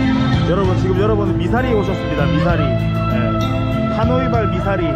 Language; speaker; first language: Korean; native; Korean